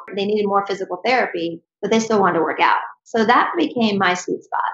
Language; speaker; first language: English; native; English